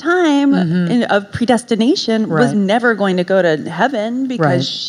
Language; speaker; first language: English; native; English